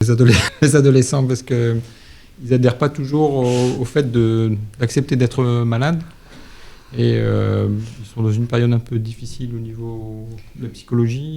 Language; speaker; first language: French; native; French